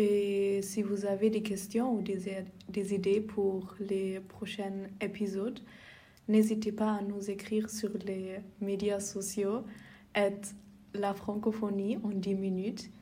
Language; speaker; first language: French; non-native, learner; German